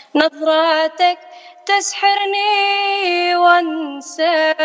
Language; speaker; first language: Arabic; native; Arabic